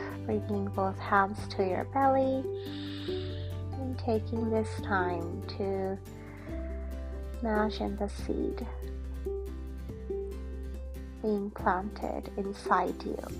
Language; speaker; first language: English; non-native, fluent; Japanese